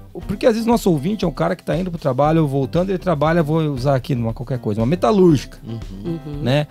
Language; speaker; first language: Portuguese; native; Portuguese